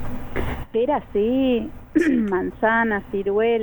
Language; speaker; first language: Spanish; native; Spanish